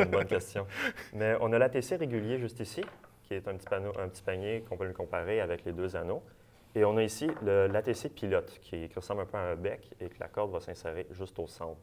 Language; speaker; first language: French; native; French